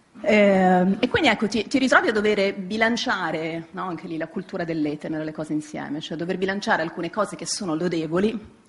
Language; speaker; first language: Italian; native; Italian